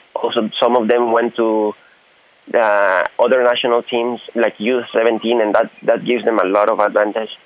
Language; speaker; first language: English; non-native, fluent; Spanish